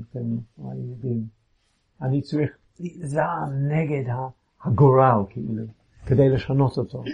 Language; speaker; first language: Hebrew; non-native, fluent; English